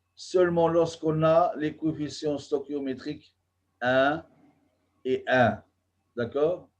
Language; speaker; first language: French; non-native, local second language; Arabic